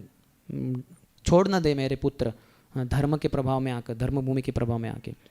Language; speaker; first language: Hindi; native; Hindi